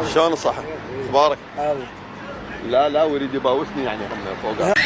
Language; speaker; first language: Arabic; native; Arabic